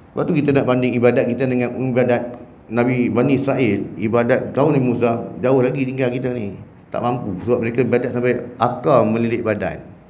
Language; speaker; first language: Malay; native; Malay